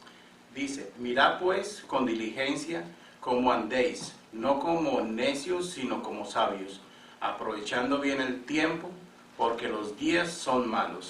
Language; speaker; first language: Spanish; native; Spanish